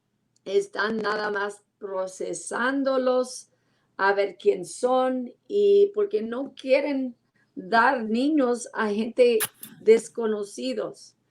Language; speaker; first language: Spanish; non-native, learner; English